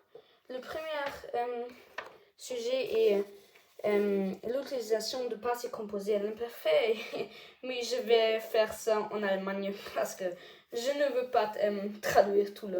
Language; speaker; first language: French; non-native, learner; German